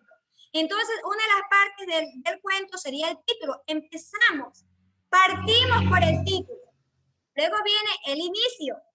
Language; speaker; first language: Spanish; native; Spanish